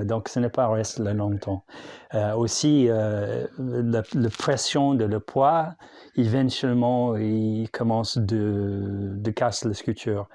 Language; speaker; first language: French; non-native, learner; English